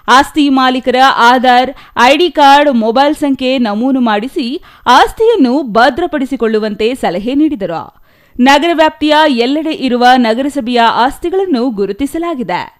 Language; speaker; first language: Kannada; native; Kannada